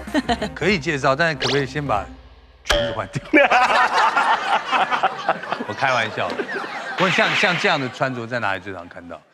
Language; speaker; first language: Chinese; native; Chinese